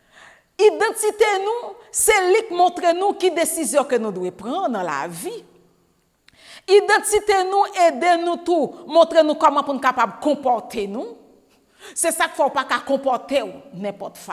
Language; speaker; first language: French; non-native, learner; Haitian Creole